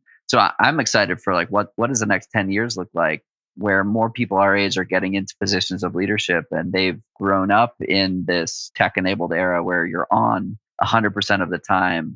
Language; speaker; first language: English; native; English